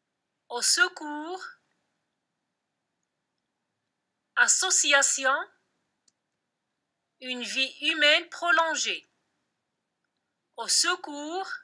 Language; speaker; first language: French; non-native, local second language; Arabic